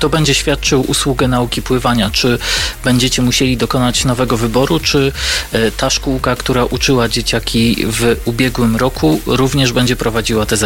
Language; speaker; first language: Polish; native; Polish